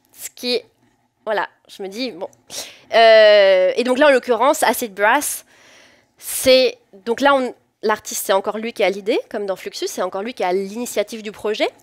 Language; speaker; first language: French; native; French